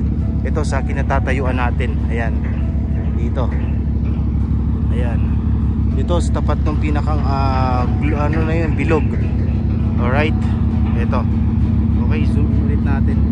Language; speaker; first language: Filipino; native; Filipino